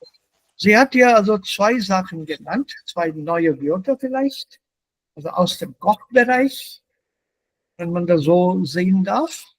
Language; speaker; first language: German; non-native, fluent; Hindi